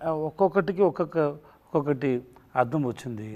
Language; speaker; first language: Telugu; non-native, learner; Tamil